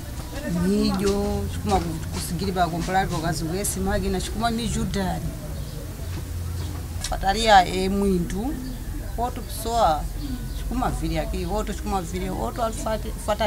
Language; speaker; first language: Portuguese; non-native, learner; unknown